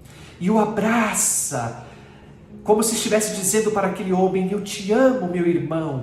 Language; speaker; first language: Portuguese; native; Portuguese